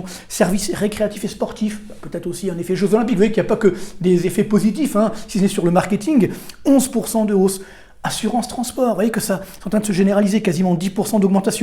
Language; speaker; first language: French; native; French